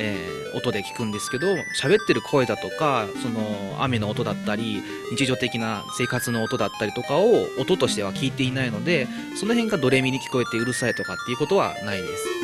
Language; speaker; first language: Japanese; native; Japanese